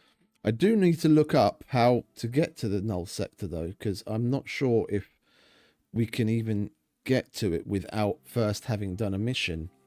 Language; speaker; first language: English; native; English